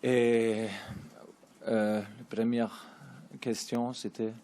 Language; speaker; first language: French; non-native, learner; German